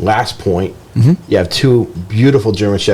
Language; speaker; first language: English; native; English